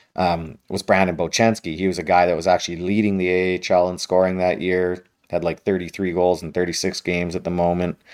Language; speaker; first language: English; native; English